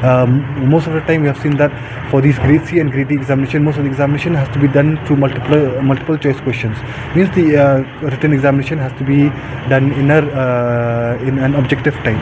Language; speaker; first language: English; non-native, local second language; Khasi